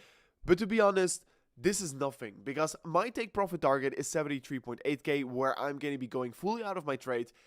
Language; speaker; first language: English; non-native, fluent; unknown